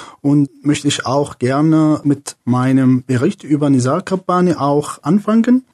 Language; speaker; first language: German; non-native, fluent; Arabic